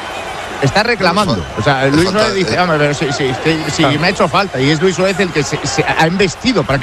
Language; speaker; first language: Spanish; native; Spanish